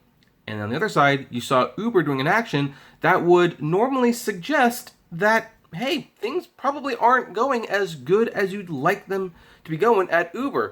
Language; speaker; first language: English; native; English